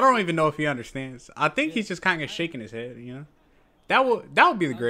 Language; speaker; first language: English; native; English